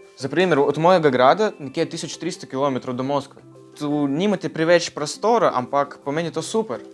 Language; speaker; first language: Slovenian; non-native, learner; Russian